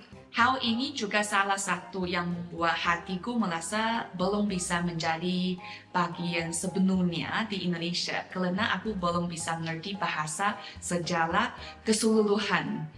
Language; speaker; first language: Indonesian; non-native, fluent; Chinese